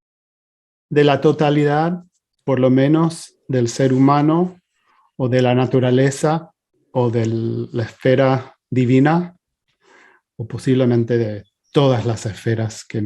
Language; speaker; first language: Spanish; non-native, fluent; English